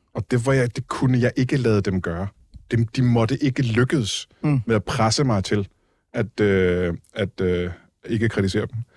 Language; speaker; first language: Danish; native; Danish